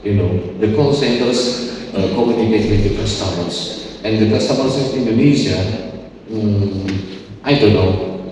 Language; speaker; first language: English; non-native, fluent; Indonesian